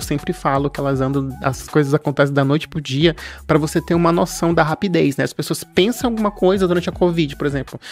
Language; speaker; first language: Portuguese; native; Portuguese